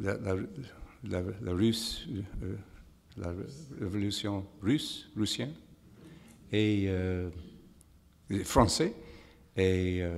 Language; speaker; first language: French; non-native, fluent; English